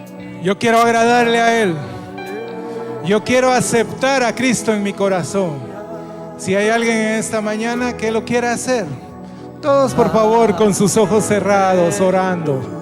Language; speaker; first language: Spanish; native; Spanish